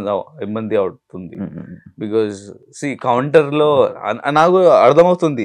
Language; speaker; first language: Telugu; non-native, learner; Hindi